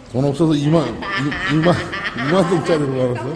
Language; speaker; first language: Korean; native; Korean